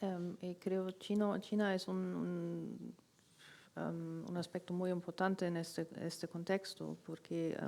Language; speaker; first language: Spanish; non-native, fluent; German